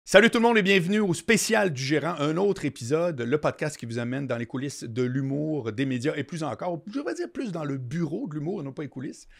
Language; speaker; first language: French; native; French